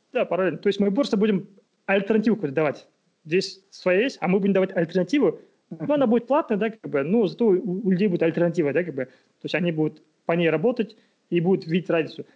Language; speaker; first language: Russian; non-native, local second language; Kazakh